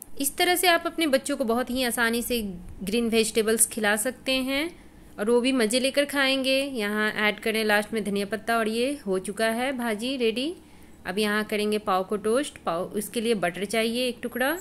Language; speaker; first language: Hindi; native; Hindi